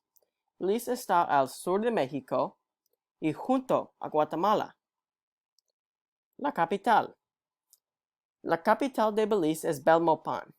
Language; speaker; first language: Spanish; non-native, learner; English